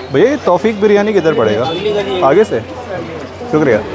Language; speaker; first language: Russian; non-native, learner; Hindi